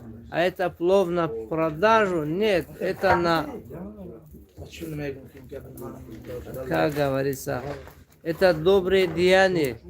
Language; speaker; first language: Russian; non-native, local second language; Tajik